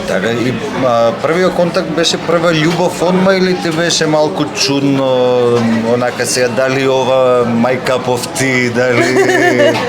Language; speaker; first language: Macedonian; native; Macedonian